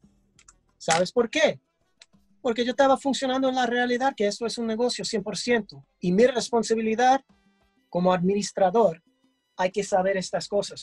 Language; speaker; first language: Spanish; early bilingual, heritage; English